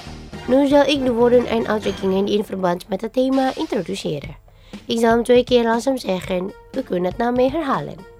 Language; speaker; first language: Dutch; non-native, fluent; Indonesian